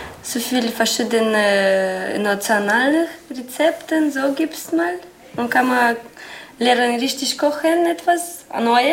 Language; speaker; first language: German; non-native, learner; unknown